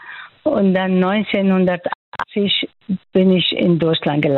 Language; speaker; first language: German; non-native, fluent; Persian